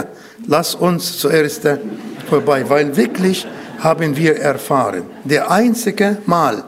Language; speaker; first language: German; non-native, fluent; Arabic